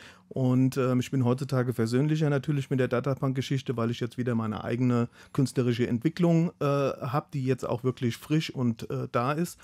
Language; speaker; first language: German; native; German